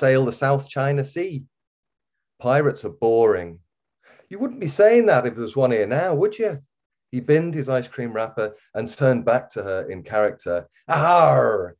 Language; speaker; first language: English; native; English